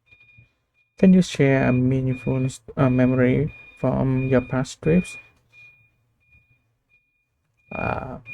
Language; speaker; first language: English; non-native, learner; Vietnamese